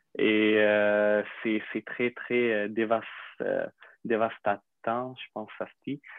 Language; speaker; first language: French; non-native, fluent; Arabic